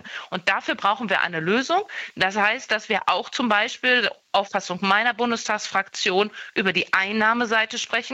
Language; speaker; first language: German; native; German